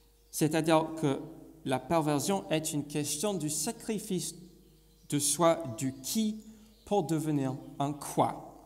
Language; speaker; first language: French; non-native, fluent; English